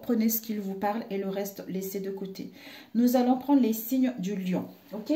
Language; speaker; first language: French; native; French